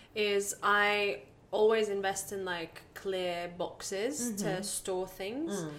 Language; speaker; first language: English; non-native, fluent; Latvian